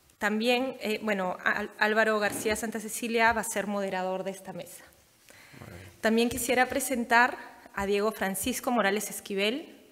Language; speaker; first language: Spanish; native; Spanish